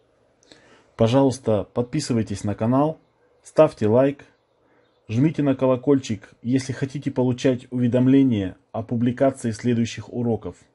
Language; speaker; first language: Russian; native; Russian